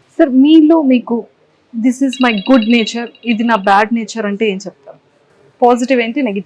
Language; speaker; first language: Telugu; native; Telugu